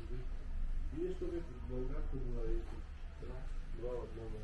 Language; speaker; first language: Russian; non-native, local second language; Yakut